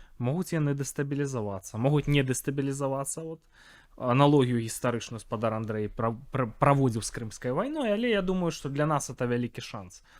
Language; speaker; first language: Belarusian; non-native, local second language; Russian